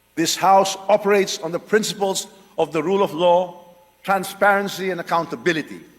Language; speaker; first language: English; non-native, local second language; Filipino